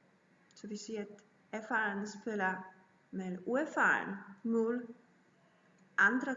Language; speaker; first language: Danish; non-native, learner; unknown